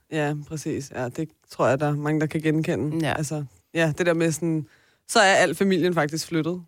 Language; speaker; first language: Danish; early bilingual, other home language; Persian